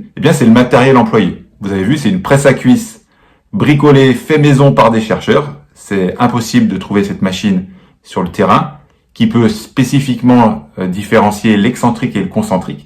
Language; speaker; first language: French; native; French